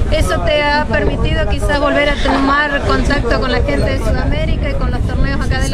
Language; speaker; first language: Spanish; native; Spanish